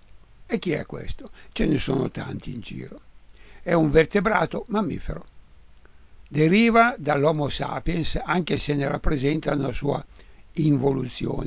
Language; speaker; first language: Italian; native; Italian